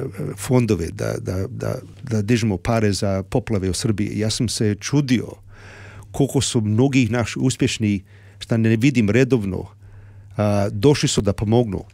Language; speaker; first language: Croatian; early bilingual, heritage; Serbian